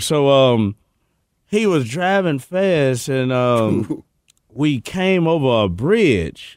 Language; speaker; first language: English; native; English